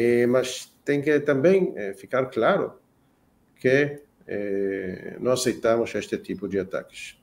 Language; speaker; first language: Portuguese; non-native, fluent; Hebrew